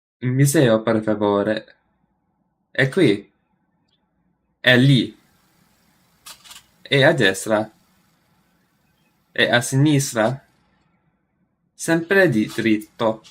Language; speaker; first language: Italian; non-native, learner; English